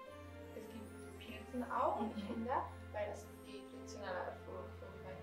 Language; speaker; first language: German; non-native, fluent; Polish